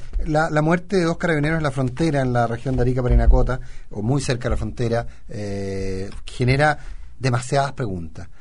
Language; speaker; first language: Spanish; native; Spanish